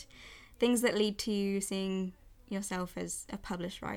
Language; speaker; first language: English; native; English